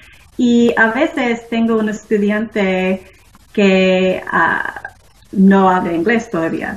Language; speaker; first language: Spanish; non-native, learner; English